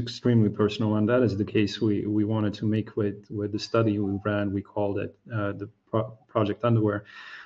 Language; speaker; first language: English; non-native, fluent; Slovak